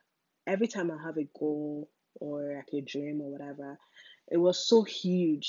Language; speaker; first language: English; non-native, local second language; Yoruba